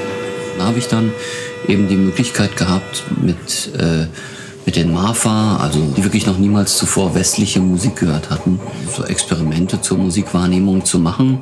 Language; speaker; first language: German; native; German